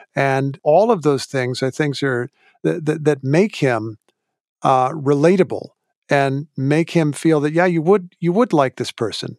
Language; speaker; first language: English; native; English